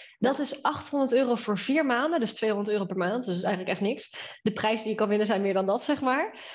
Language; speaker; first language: Dutch; native; Dutch